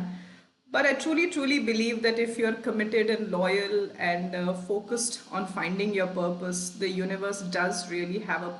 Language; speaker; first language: English; non-native, local second language; Hindi